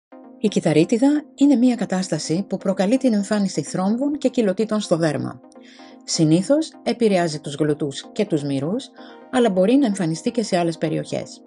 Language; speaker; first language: Greek; native; Greek